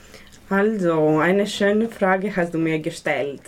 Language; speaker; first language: German; non-native, learner; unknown